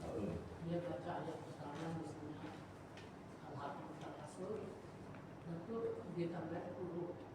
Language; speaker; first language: Indonesian; native; Indonesian